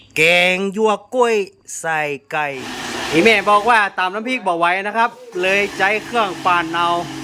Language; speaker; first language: Thai; native; Thai